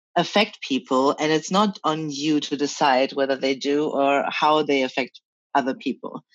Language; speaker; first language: English; early bilingual, other home language; Chinese